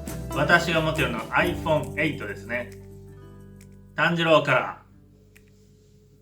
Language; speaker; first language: Japanese; native; Japanese